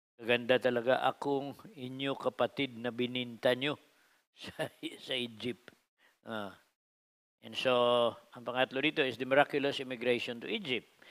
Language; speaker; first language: Filipino; non-native, local second language; Cebuano